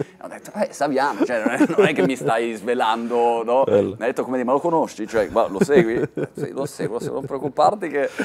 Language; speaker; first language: Italian; native; Italian